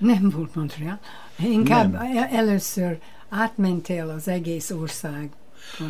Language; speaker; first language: Hungarian; non-native, fluent; English